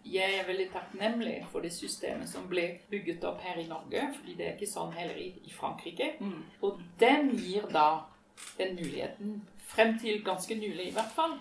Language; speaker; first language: Norwegian; non-native, fluent; French